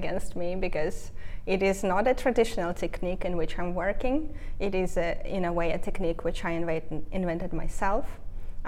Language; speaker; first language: English; non-native, fluent; Russian